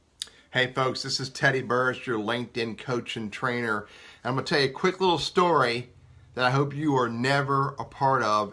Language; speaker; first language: English; native; English